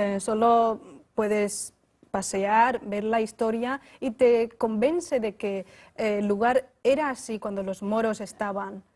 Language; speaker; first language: Spanish; non-native, fluent; Chinese